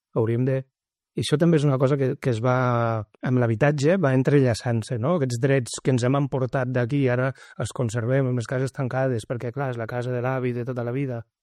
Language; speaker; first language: Catalan; native; Catalan